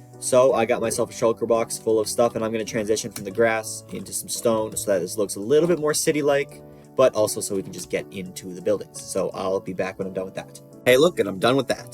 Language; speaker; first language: English; native; English